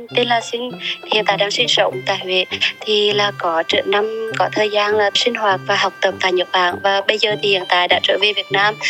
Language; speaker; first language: Vietnamese; native; Vietnamese